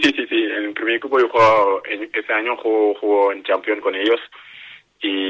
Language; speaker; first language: Spanish; non-native, learner; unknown